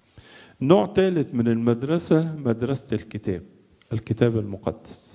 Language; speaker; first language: Arabic; native; Arabic